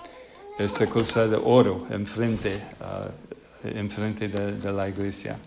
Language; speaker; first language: Spanish; non-native, fluent; English